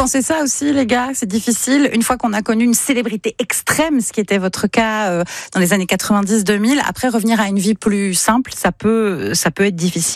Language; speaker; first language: French; native; French